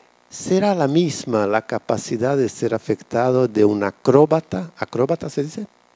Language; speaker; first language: Spanish; non-native, fluent; Hungarian